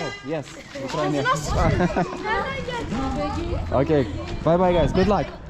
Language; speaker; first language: English; non-native, learner; Russian